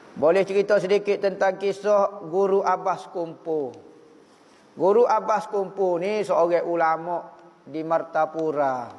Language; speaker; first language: Malay; native; Malay